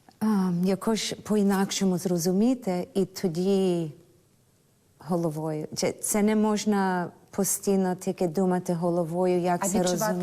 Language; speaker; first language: Ukrainian; early bilingual, heritage; Ukrainian